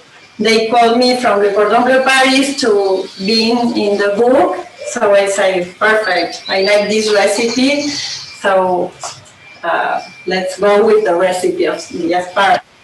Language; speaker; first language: English; non-native, learner; Spanish